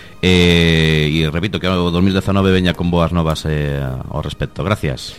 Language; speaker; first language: Galician; native; Galician